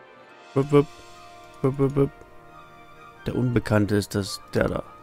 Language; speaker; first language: German; native; German